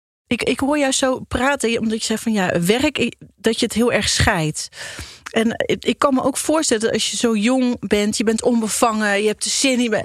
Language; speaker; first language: Dutch; native; Dutch